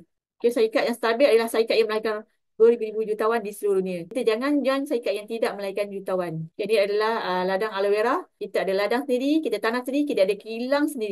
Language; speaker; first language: Malay; native; Malay